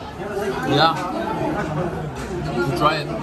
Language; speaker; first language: English; non-native, fluent; Persian